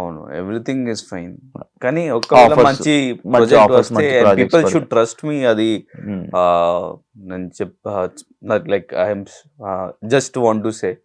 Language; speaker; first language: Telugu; non-native, learner; Hindi